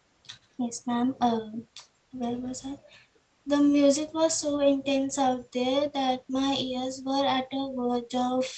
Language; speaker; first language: English; non-native, fluent; Hindi